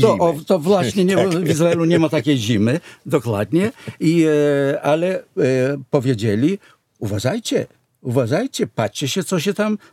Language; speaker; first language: Polish; non-native, fluent; Hebrew